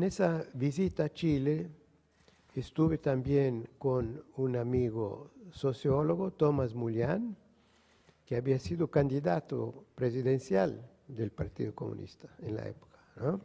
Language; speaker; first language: Spanish; non-native, fluent; Portuguese